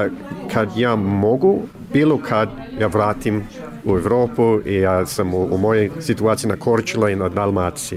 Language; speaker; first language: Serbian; early bilingual, heritage; English